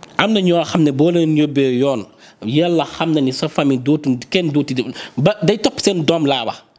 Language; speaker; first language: Wolof; non-native, local second language; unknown